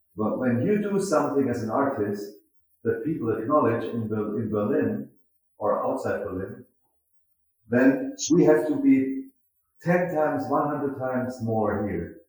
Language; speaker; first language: English; non-native, fluent; German